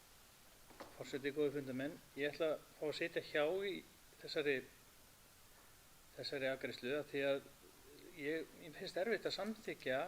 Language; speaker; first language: Icelandic; native; Icelandic